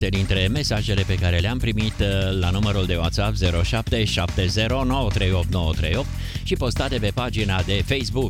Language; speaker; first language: Romanian; native; Romanian